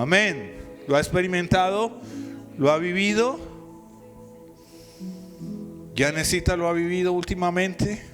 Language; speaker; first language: Spanish; native; Spanish